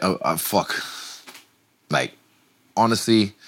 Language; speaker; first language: English; non-native, local second language; Yoruba